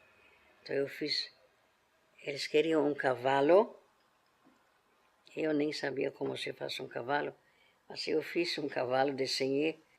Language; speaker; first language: Portuguese; non-native, fluent; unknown